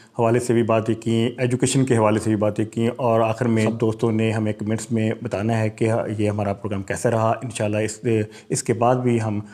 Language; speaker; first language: Urdu; non-native, local second language; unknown